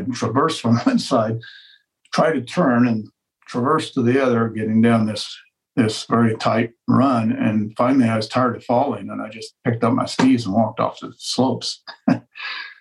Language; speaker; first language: English; native; English